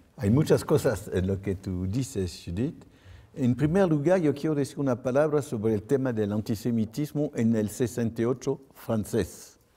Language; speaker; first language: Spanish; non-native, fluent; French